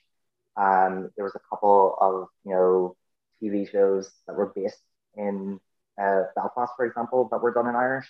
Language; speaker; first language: English; native; English